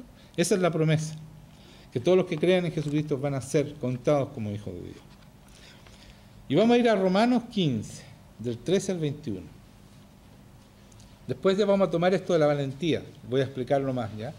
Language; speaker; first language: Spanish; native; Spanish